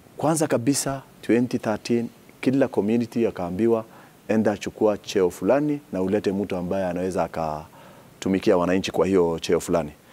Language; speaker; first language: Swahili; non-native, local second language; Somali